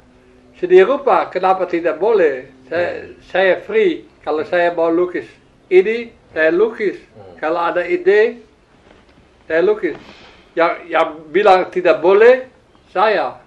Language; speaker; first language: Indonesian; non-native, learner; Dutch